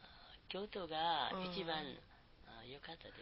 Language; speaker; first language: Japanese; non-native, learner; Nepali